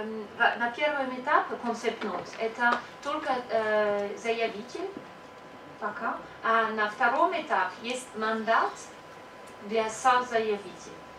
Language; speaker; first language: Russian; non-native, fluent; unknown